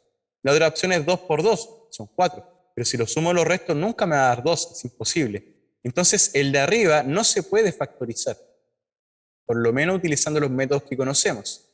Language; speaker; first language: Spanish; native; Spanish